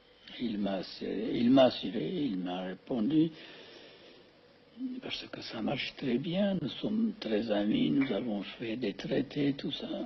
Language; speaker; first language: French; non-native, fluent; Amharic